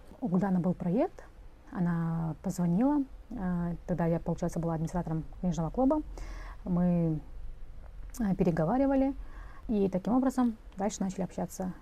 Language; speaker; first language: Russian; non-native, local second language; Kazakh